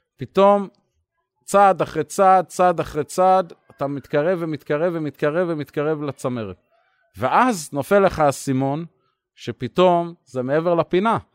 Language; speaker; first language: Hebrew; native; Hebrew